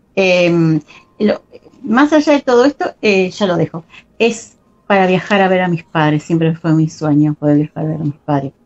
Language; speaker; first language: Spanish; native; Spanish